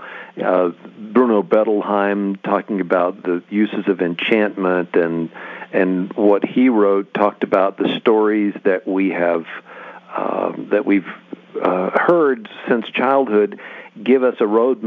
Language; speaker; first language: English; native; English